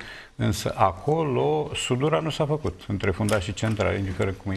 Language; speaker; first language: Romanian; native; Romanian